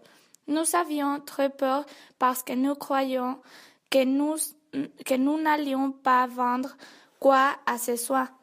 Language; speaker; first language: French; non-native, learner; Spanish